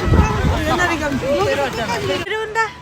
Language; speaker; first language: Korean; early bilingual, other home language; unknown